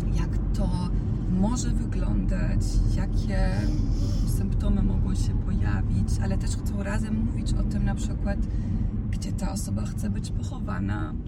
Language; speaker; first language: Polish; non-native, fluent; Croatian